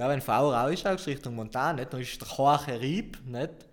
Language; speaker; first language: German; native; German